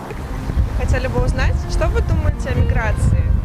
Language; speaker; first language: Russian; native; Russian